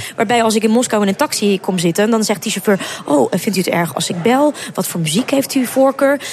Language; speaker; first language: Dutch; early bilingual, other home language; Russian